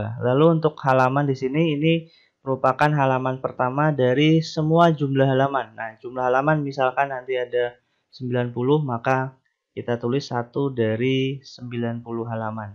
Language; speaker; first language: Indonesian; native; Indonesian